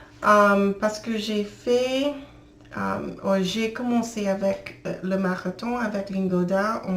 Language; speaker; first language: French; non-native, learner; English